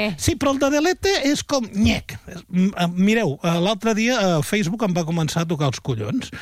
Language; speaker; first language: Catalan; native; Catalan